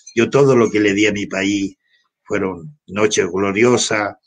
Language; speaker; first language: Spanish; native; Spanish